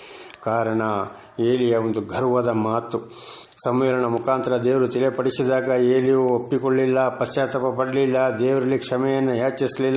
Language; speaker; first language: Kannada; native; Kannada